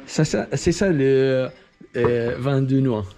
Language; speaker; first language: French; non-native, learner; Kurdish